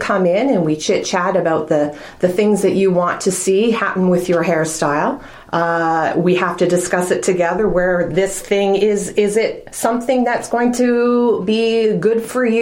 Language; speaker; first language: English; native; English